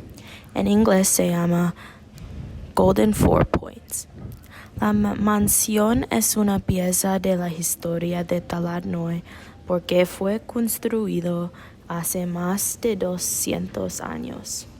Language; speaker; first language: Spanish; non-native, learner; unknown